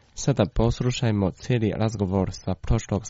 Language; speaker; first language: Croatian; non-native, fluent; Chinese